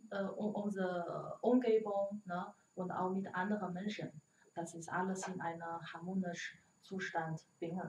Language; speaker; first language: German; non-native, learner; Chinese